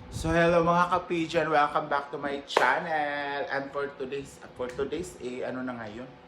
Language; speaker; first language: Filipino; native; Filipino